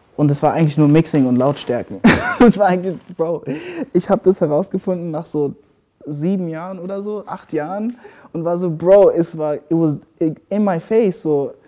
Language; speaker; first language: German; early bilingual, other home language; English